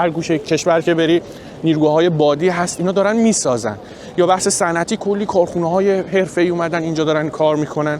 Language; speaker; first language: Persian; native; Persian